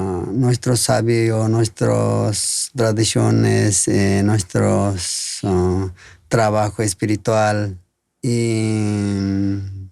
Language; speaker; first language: Spanish; non-native, local second language; Quechua